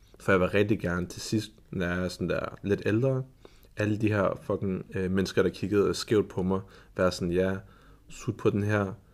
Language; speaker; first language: Danish; early bilingual, other home language; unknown